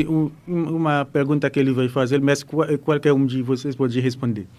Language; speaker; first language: Portuguese; non-native, learner; Haitian Creole